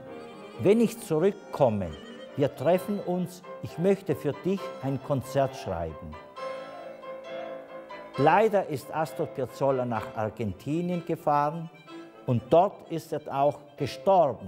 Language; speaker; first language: German; non-native, fluent; Italian